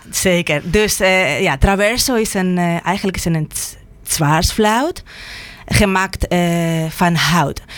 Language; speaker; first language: Dutch; non-native, fluent; Spanish